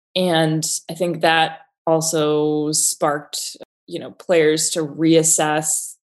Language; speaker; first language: English; native; English